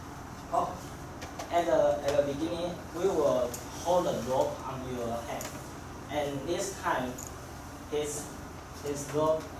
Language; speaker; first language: English; non-native, learner; Chinese